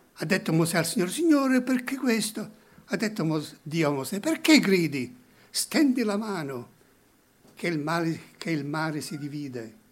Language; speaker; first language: Italian; early bilingual, heritage; Italian